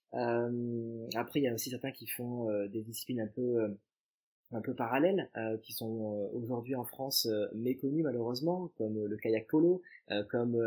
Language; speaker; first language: French; native; French